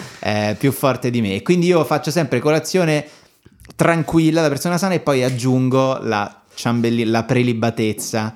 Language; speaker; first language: Italian; native; Italian